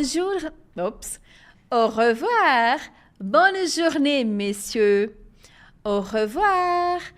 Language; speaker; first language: French; non-native, fluent; Portuguese